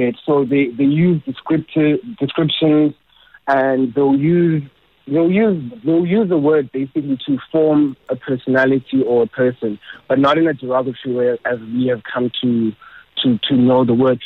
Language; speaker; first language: English; non-native, local second language; Xhosa